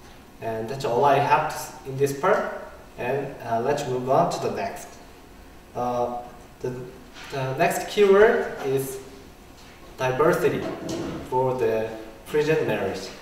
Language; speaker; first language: English; non-native, learner; Korean